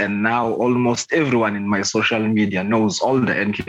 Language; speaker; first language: English; non-native, local second language; Zulu